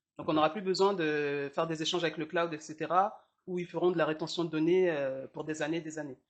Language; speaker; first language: French; early bilingual, other home language; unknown